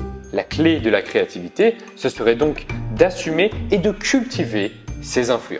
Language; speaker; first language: French; native; French